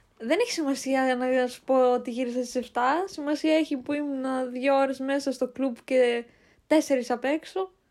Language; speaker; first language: Greek; native; Greek